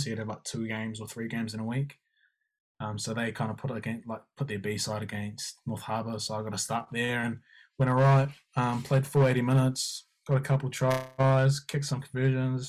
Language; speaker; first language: English; native; English